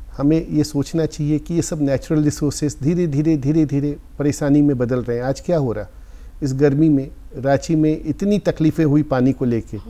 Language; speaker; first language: Hindi; native; Hindi